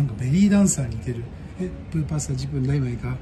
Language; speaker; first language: Japanese; native; Japanese